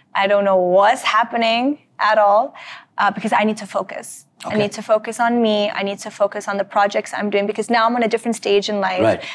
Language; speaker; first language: English; native; English